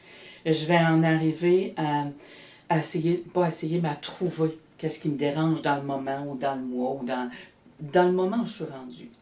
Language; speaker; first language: French; native; French